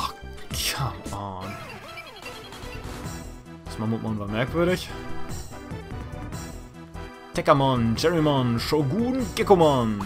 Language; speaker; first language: German; native; German